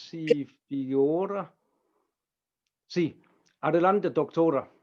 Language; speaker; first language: Spanish; non-native, fluent; Danish